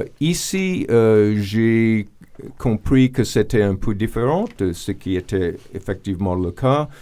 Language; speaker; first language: French; non-native, fluent; English